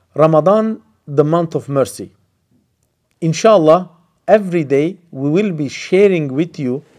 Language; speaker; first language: English; non-native, fluent; Turkish